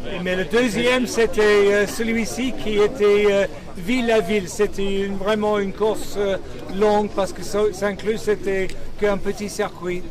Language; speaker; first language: French; non-native, learner; English